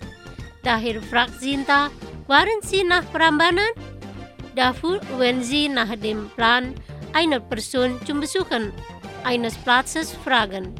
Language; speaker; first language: German; non-native, learner; Indonesian